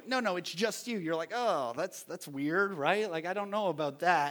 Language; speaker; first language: English; native; English